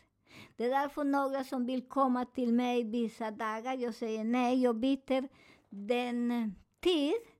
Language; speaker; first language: Swedish; non-native, learner; Spanish